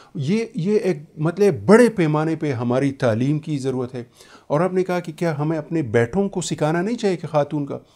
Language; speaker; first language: Urdu; native; Urdu